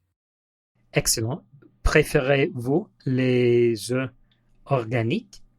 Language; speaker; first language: French; non-native, learner; English